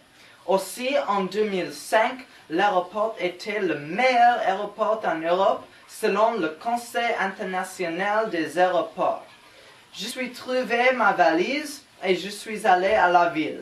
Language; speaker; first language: French; non-native, learner; English